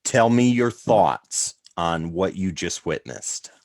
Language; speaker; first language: English; native; English